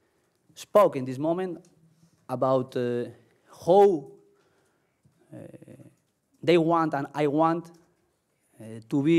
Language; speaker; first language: English; non-native, learner; Spanish